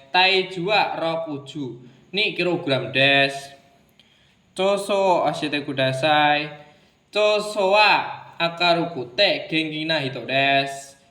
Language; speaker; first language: Japanese; non-native, learner; Indonesian